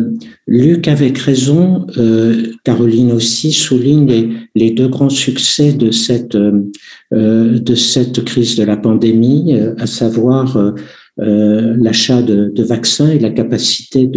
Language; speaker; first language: French; native; French